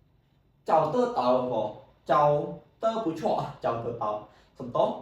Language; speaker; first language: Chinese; non-native, fluent; Khmer